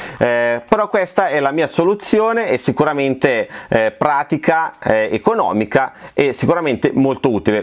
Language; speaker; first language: Italian; native; Italian